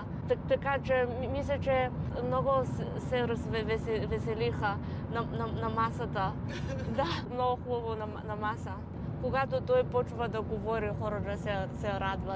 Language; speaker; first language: Bulgarian; non-native, learner; Chinese